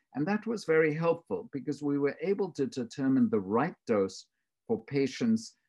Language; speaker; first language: English; native; English